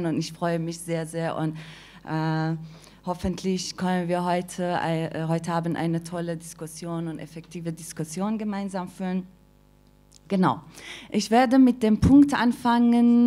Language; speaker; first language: German; non-native, fluent; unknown